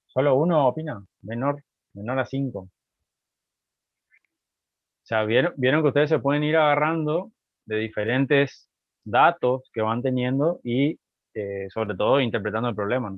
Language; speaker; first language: Spanish; native; Spanish